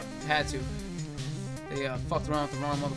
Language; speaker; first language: English; native; English